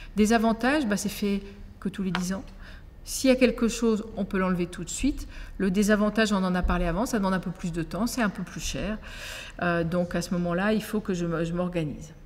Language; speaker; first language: French; native; French